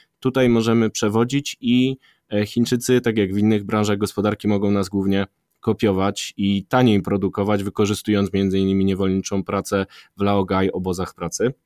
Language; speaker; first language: Polish; native; Polish